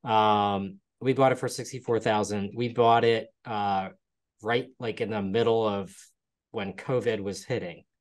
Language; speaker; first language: English; native; English